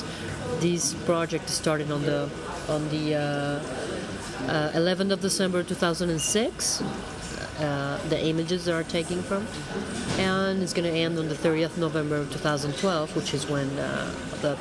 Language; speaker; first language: English; non-native, fluent; Spanish